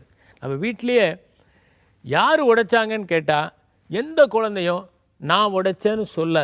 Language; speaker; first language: Tamil; native; Tamil